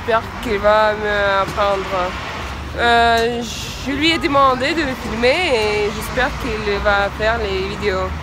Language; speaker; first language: French; non-native, fluent; Russian